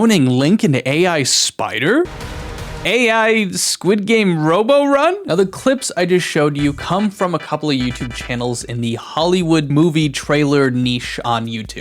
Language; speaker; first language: English; native; English